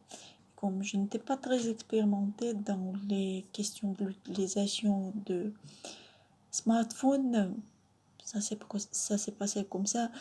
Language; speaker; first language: French; non-native, fluent; Russian